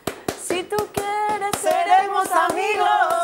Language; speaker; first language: Spanish; native; Spanish